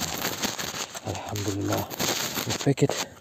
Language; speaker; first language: English; non-native, learner; Russian